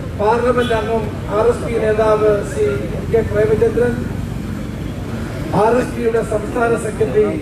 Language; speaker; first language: Malayalam; native; Malayalam